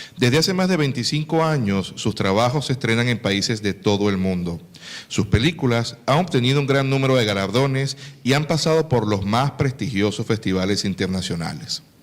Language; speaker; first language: Spanish; native; Spanish